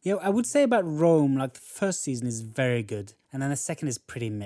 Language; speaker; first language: English; non-native, fluent; Norwegian